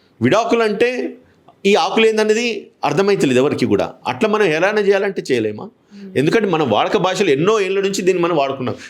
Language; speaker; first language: Telugu; native; Telugu